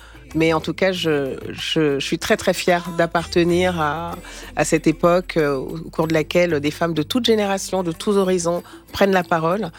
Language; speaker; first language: French; early bilingual, other home language; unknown